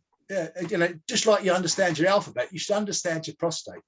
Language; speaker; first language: English; native; English